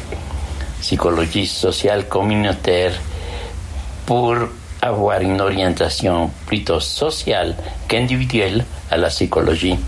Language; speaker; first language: French; non-native, fluent; Spanish